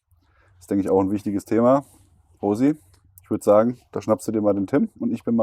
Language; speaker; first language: German; native; German